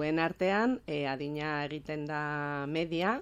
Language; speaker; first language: Basque; non-native, local second language; Spanish